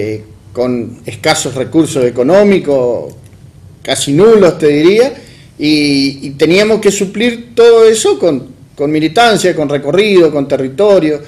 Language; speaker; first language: Spanish; native; Spanish